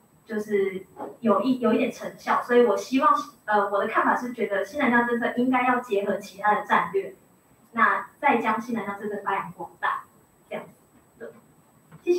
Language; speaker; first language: Chinese; native; Chinese